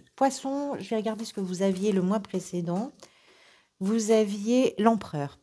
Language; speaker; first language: French; native; French